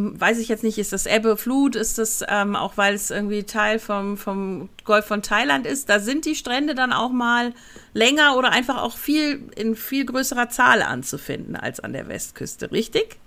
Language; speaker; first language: German; native; German